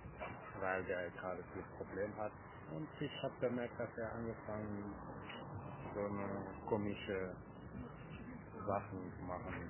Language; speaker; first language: German; non-native, learner; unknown